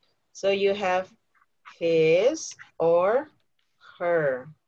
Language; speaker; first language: English; non-native, fluent; Indonesian